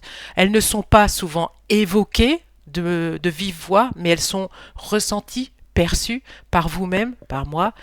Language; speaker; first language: French; native; French